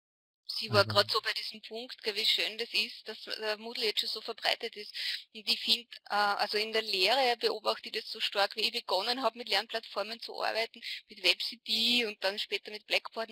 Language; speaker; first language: German; native; German